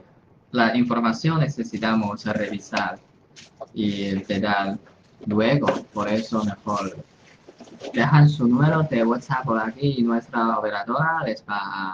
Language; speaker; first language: Spanish; non-native, fluent; Chinese